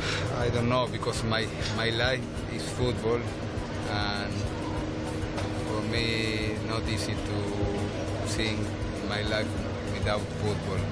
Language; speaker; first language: English; non-native, learner; Spanish